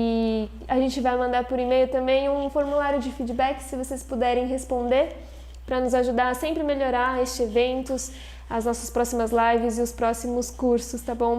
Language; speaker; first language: Portuguese; native; Portuguese